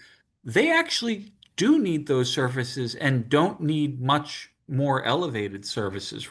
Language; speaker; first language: English; native; English